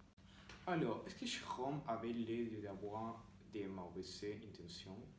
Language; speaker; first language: French; non-native, learner; Spanish